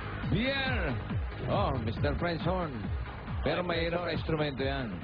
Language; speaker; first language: Filipino; native; Filipino